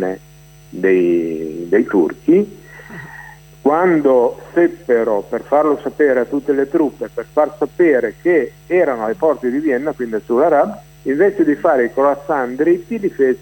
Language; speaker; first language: Italian; native; Italian